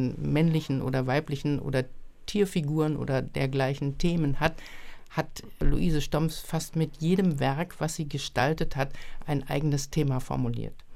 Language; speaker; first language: German; native; German